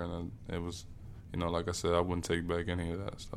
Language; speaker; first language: English; native; English